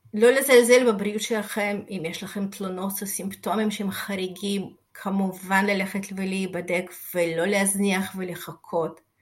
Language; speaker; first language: Hebrew; non-native, fluent; Russian